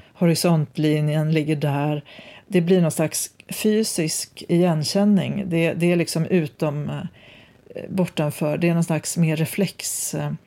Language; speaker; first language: Swedish; native; Swedish